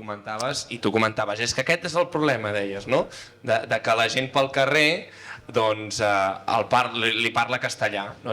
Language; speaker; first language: Catalan; native; Catalan